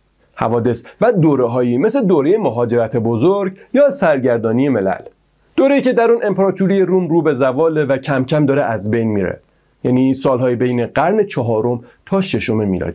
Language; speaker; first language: Persian; native; Persian